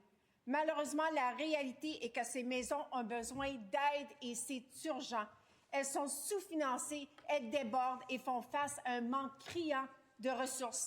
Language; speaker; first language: French; native; French